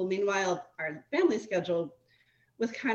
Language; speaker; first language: English; native; English